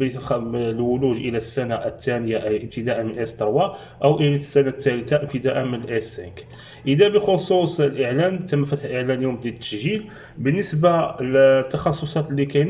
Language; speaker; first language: Arabic; native; Arabic